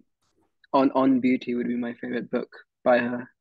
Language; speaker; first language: English; early bilingual, other home language; Hindi